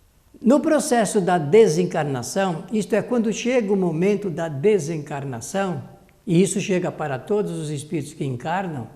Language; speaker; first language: Portuguese; native; Portuguese